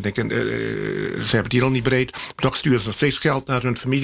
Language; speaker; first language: Dutch; native; Dutch